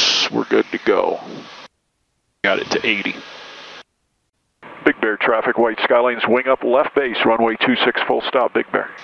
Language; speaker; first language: English; native; English